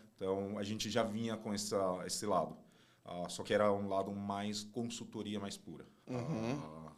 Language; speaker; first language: Portuguese; non-native, fluent; Chinese